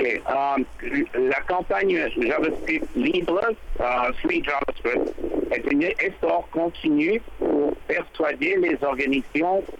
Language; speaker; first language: French; non-native, learner; English